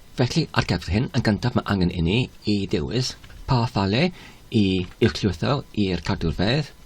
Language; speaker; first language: Welsh; non-native, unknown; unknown